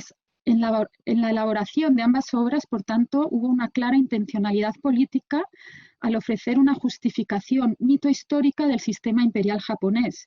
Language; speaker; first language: Spanish; native; Spanish